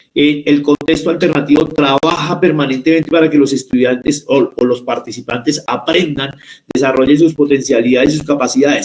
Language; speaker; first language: Spanish; native; Spanish